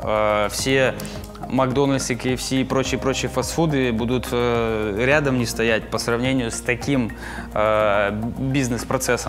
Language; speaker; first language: Russian; native; Russian